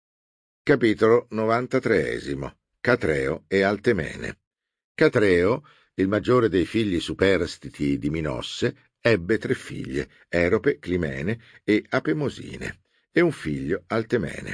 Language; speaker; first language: Italian; native; Italian